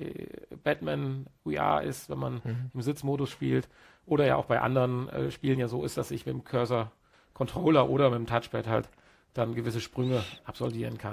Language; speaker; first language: German; native; German